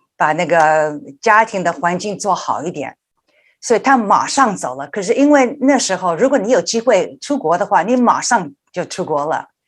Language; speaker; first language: Chinese; early bilingual, heritage; Chinese